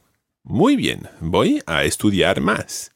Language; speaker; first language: Spanish; non-native, fluent; English